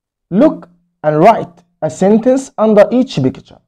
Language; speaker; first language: English; non-native, fluent; Arabic